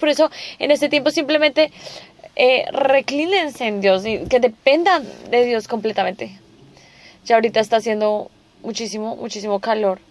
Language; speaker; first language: Spanish; non-native, fluent; Korean